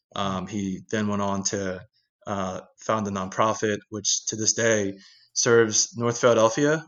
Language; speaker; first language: English; native; English